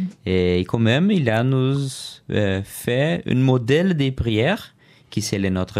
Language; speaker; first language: French; non-native, learner; Portuguese